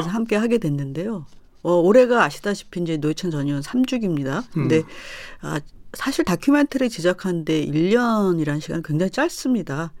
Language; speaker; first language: Korean; native; Korean